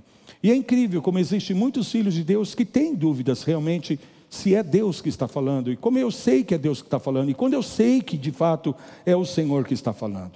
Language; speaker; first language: Portuguese; native; Portuguese